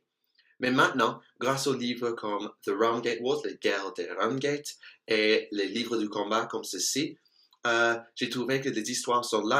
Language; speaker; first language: French; non-native, learner; English